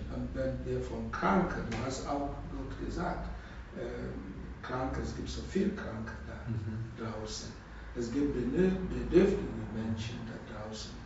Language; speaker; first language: German; non-native, learner; Russian